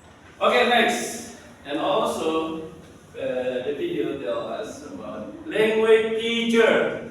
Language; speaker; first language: English; non-native, learner; Indonesian